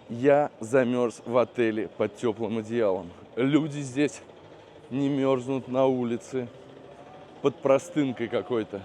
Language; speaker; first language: Russian; native; Russian